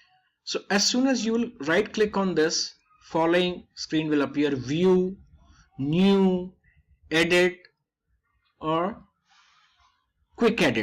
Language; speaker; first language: English; non-native, local second language; Hindi